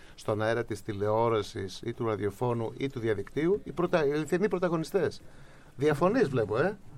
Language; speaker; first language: Greek; native; Greek